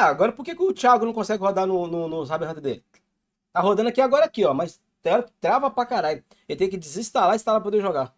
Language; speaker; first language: Portuguese; native; Portuguese